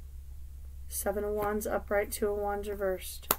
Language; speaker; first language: English; native; English